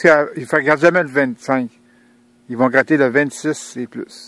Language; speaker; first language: French; native; French